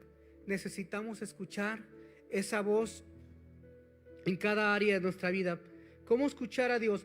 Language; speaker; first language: Spanish; native; Spanish